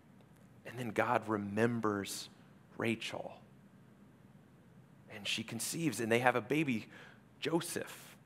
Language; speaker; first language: English; native; English